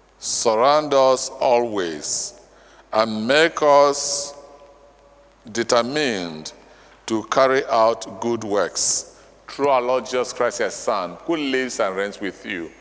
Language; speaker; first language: English; non-native, local second language; Igbo